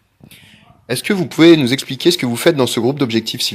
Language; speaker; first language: French; native; French